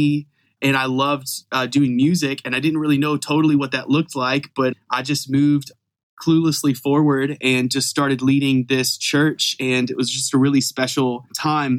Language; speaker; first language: English; native; English